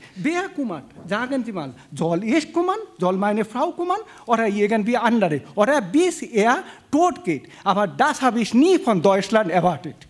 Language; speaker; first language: German; non-native, fluent; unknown